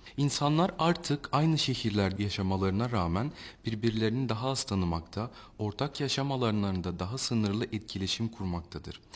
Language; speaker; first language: Turkish; native; Turkish